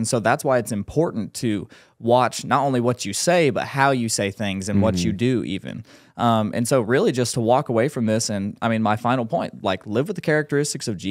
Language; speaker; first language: English; native; English